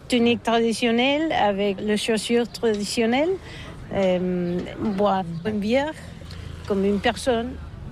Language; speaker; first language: French; non-native, learner; Catalan